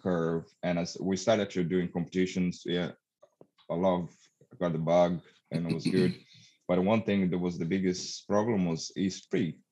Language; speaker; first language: English; non-native, fluent; Portuguese